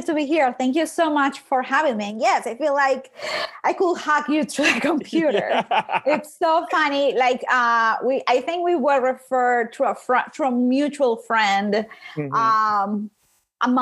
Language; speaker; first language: English; non-native, fluent; Spanish